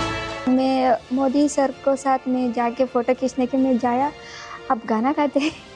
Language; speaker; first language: Hindi; non-native, local second language; Odia